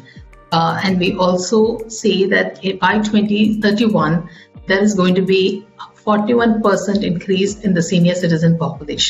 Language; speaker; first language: English; non-native, local second language; Tamil